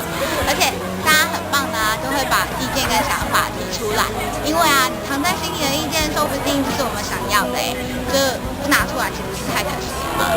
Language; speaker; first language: Chinese; native; Chinese